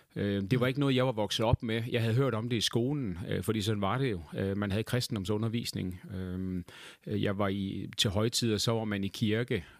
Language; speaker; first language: Danish; native; Danish